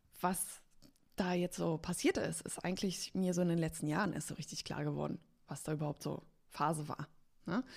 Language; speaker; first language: German; early bilingual, heritage; Polish